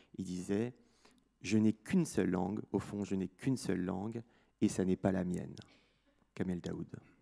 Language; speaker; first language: French; native; French